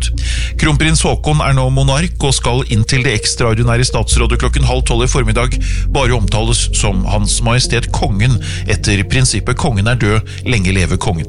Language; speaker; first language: Norwegian; native; Norwegian